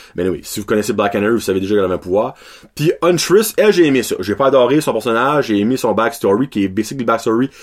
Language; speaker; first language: French; native; French